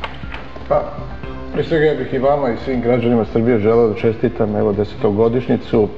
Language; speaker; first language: Serbian; native; Serbian